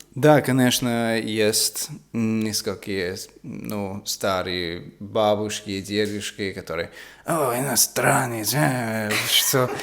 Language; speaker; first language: Russian; non-native, learner; English